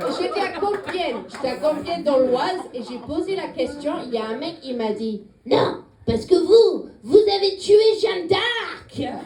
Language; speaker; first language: French; non-native, fluent; English